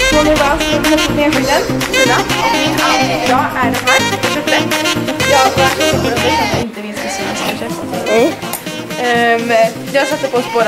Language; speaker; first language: Swedish; native; Swedish